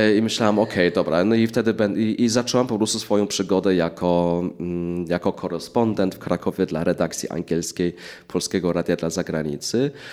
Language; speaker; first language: Polish; early bilingual, heritage; English